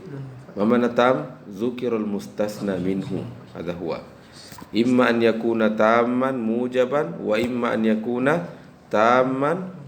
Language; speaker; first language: Arabic; non-native, fluent; Indonesian